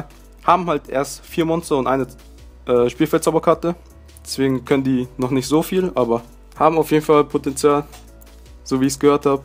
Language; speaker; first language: German; native; German